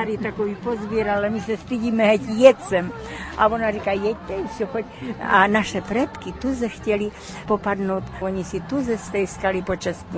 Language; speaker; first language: Czech; early bilingual, heritage; Czech